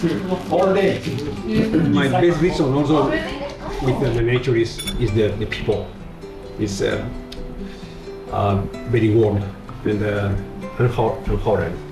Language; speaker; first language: English; non-native, learner; Spanish